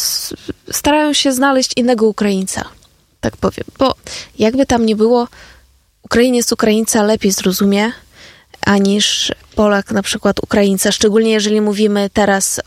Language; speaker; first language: Polish; non-native, fluent; Ukrainian